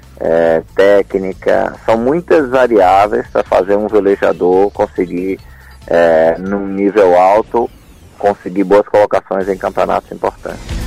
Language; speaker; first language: Portuguese; native; Portuguese